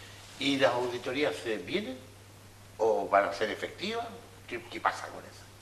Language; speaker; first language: Spanish; native; Spanish